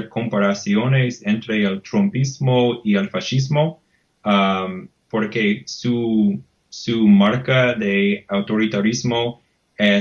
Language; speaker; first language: Spanish; non-native, fluent; English